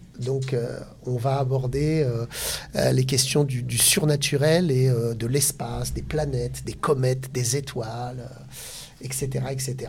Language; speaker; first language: French; native; French